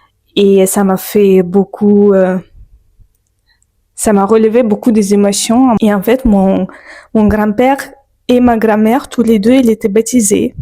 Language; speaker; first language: French; non-native, fluent; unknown